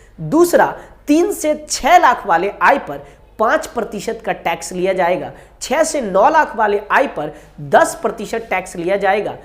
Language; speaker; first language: Hindi; native; Hindi